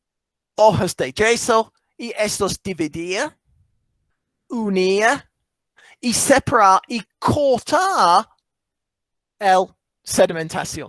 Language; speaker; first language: Spanish; non-native, fluent; English